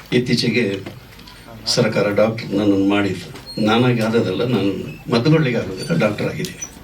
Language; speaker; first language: Kannada; non-native, local second language; Tulu